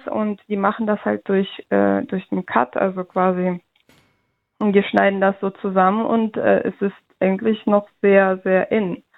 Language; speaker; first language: German; early bilingual, other home language; Russian